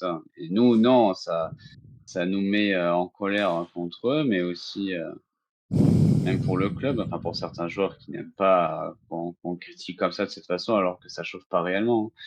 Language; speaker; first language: French; native; French